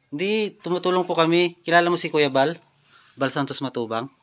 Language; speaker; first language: Filipino; native; Filipino